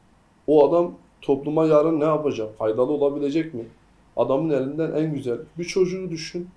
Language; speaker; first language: Turkish; native; Turkish